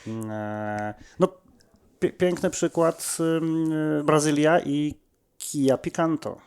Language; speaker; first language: Polish; native; Polish